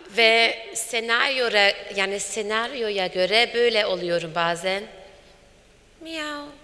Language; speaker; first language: Turkish; non-native, fluent; German